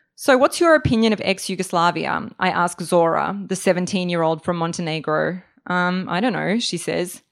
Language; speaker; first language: English; native; English